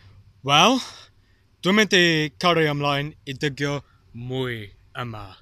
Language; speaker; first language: Welsh; non-native, learner; English